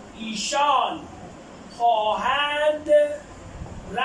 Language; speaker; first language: Persian; non-native, fluent; Urdu